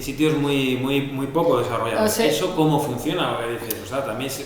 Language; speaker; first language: Spanish; native; Spanish